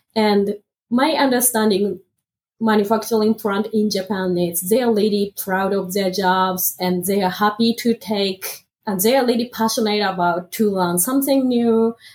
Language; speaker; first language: English; non-native, fluent; Japanese